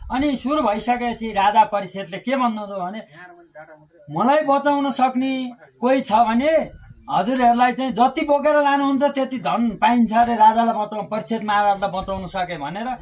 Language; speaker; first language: Nepali; native; Nepali